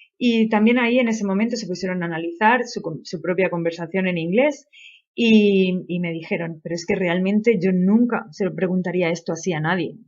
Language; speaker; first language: Spanish; native; Spanish